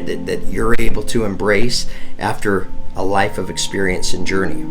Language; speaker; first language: English; native; English